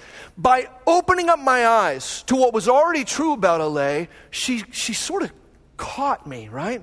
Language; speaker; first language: English; native; English